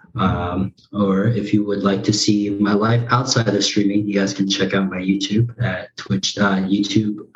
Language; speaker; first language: English; early bilingual, other home language; Korean